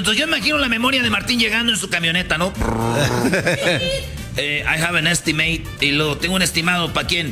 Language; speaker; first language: Spanish; native; Spanish